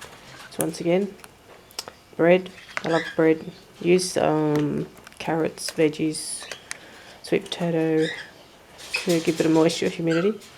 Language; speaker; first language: English; native; English